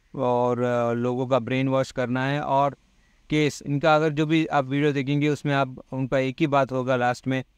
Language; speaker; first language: Hindi; non-native, local second language; Malayalam